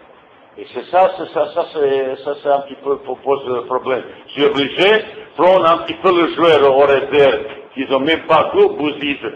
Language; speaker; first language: French; non-native, fluent; Bosnian